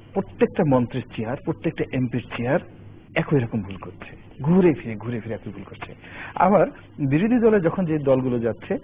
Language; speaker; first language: Bangla; native; Bangla